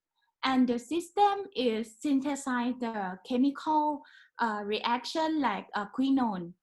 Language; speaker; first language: English; non-native, learner; Thai